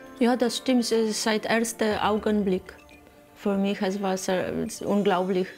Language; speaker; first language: German; non-native, learner; Polish